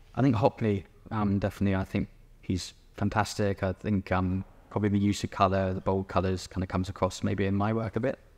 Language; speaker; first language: English; native; English